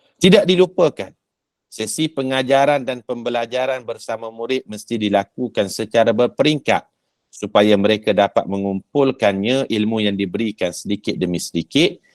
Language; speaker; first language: Malay; native; Malay